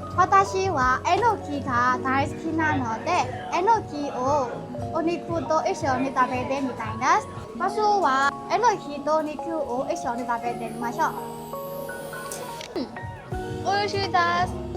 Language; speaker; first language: Japanese; non-native, learner; Burmese